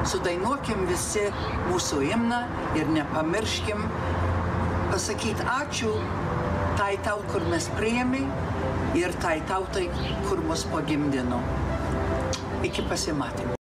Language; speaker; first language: Lithuanian; early bilingual, heritage; Lithuanian